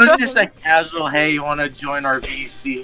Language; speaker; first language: English; native; English